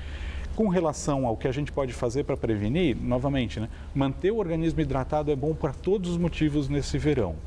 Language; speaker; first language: Portuguese; native; Portuguese